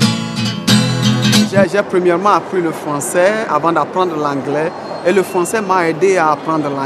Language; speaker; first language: French; non-native, fluent; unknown